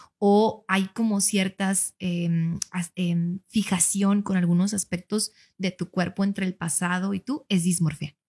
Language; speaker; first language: Spanish; native; Spanish